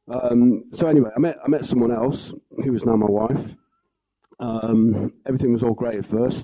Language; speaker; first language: English; native; English